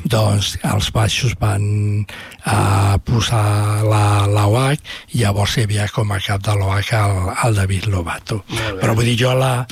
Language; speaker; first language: Catalan; non-native, local second language; Spanish